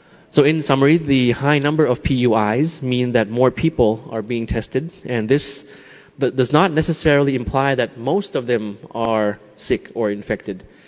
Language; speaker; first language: English; non-native, fluent; Thai